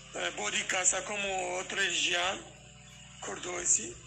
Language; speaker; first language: Portuguese; non-native, fluent; Arabic